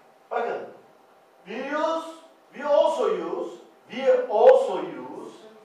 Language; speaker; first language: English; non-native, fluent; Turkish